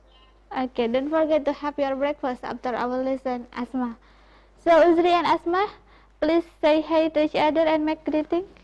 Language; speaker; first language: English; non-native, fluent; Indonesian